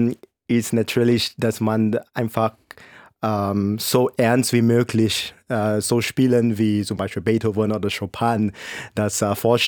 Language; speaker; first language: German; non-native, fluent; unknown